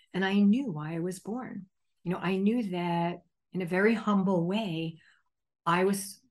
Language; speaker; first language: English; native; English